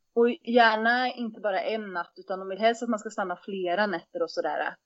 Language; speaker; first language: Swedish; native; Swedish